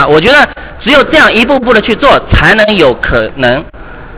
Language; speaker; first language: Chinese; native; Chinese